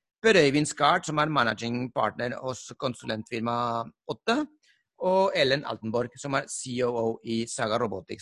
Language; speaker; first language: Norwegian; non-native, fluent; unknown